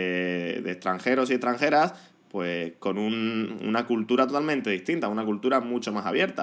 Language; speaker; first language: Spanish; native; Spanish